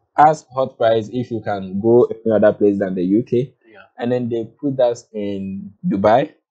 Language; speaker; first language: English; non-native, local second language; Akan